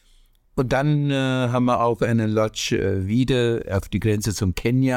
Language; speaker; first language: German; non-native, fluent; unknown